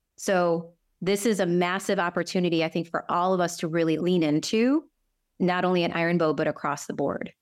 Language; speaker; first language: English; native; English